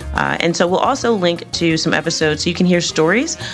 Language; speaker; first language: English; native; English